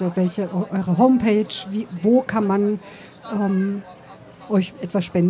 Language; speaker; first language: German; early bilingual, other home language; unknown